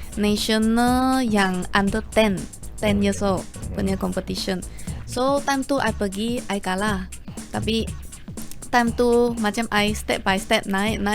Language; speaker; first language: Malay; non-native, local second language; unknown